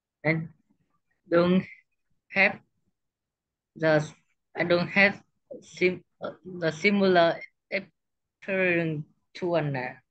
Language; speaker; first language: English; non-native, learner; Vietnamese